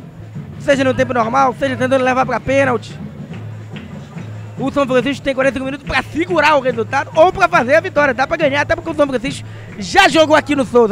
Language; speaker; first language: Portuguese; native; Portuguese